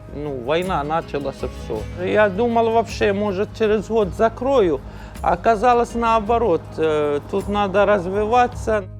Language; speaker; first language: Ukrainian; non-native, learner; Arabic